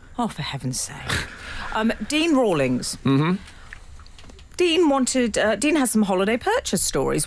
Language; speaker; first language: English; native; English